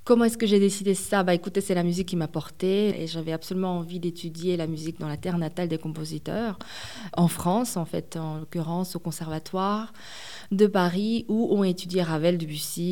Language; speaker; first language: French; early bilingual, other home language; Korean